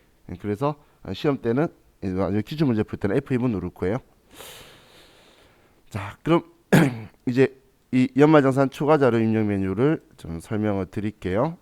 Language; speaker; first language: Korean; native; Korean